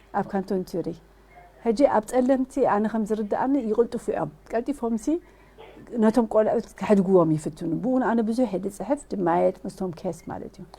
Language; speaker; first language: Tigrinya; early bilingual, heritage; Tigrinya